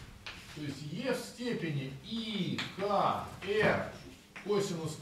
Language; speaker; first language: Russian; native; Russian